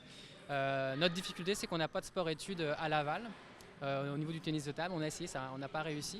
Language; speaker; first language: French; native; French